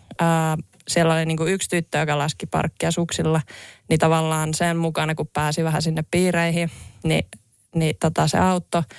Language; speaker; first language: Finnish; native; Finnish